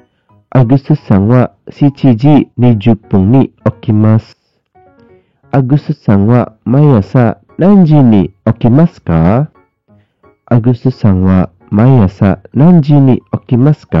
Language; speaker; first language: Japanese; non-native, learner; Indonesian